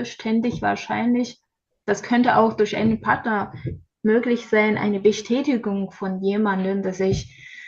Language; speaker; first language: German; non-native, learner; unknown